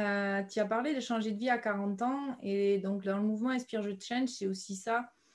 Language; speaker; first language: French; native; French